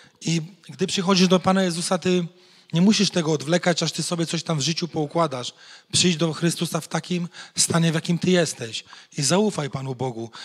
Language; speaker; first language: Polish; native; Polish